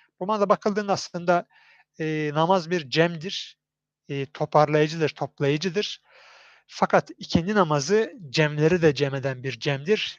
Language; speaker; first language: Turkish; native; Turkish